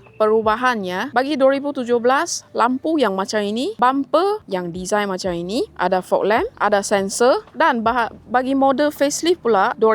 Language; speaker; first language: Malay; native; Malay